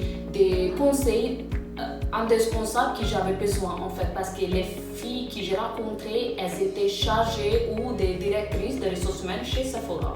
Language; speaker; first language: French; non-native, fluent; English